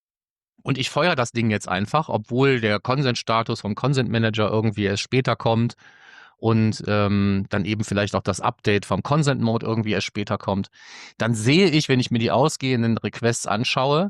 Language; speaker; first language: German; native; German